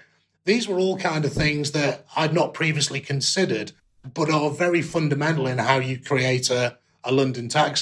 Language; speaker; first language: English; native; English